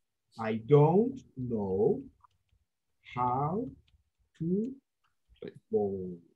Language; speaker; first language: English; non-native, fluent; Spanish